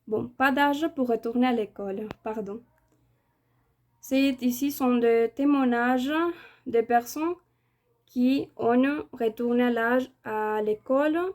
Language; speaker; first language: French; non-native, fluent; Spanish